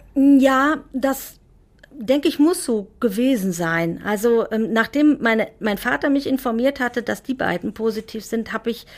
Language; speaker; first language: German; native; German